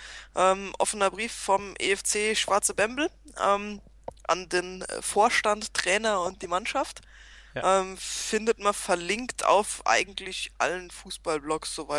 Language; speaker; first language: German; native; German